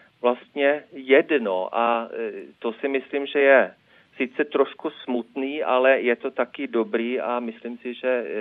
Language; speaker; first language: Czech; non-native, fluent; Norwegian